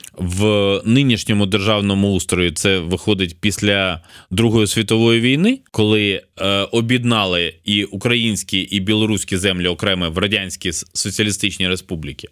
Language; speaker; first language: Ukrainian; non-native, local second language; Russian